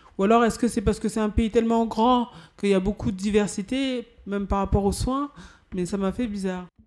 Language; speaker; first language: French; native; French